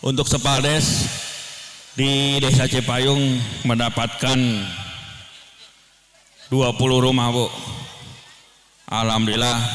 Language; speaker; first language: Indonesian; native; Indonesian